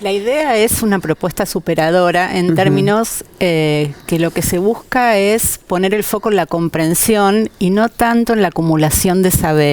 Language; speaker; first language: Spanish; native; Spanish